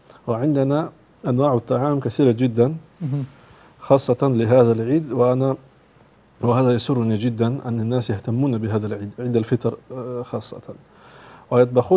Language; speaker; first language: Arabic; non-native, fluent; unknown